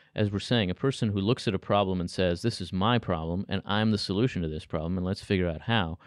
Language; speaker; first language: English; native; English